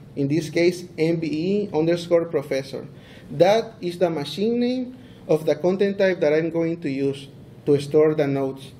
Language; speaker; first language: English; non-native, fluent; Spanish